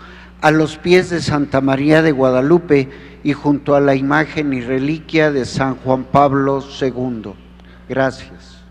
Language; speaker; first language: Spanish; native; Spanish